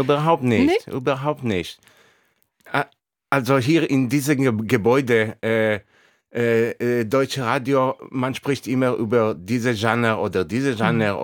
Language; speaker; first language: German; non-native, fluent; Hebrew